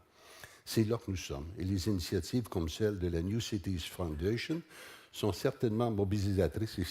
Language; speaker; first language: French; native; French